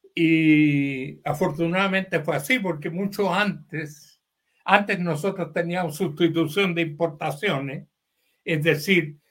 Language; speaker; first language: Spanish; native; Spanish